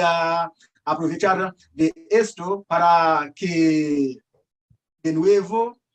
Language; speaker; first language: Spanish; non-native, learner; Haitian Creole